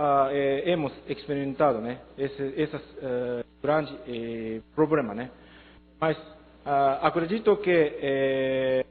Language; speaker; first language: Portuguese; non-native, learner; Japanese